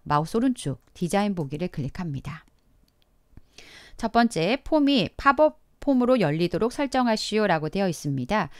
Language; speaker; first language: Korean; native; Korean